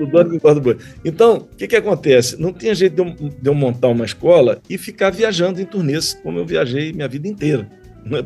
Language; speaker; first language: Portuguese; native; Portuguese